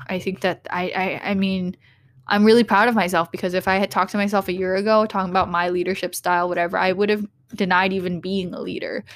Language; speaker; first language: English; early bilingual, other home language; Vietnamese